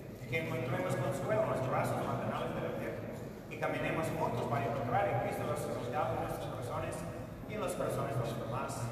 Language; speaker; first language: Spanish; non-native, fluent; English